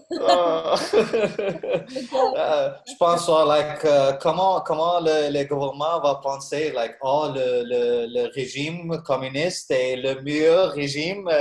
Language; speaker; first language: French; non-native, learner; Arabic